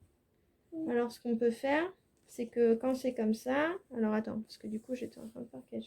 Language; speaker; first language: French; native; French